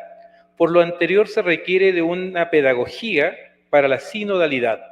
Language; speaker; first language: Spanish; native; Spanish